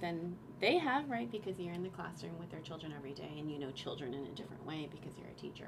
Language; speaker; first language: English; native; English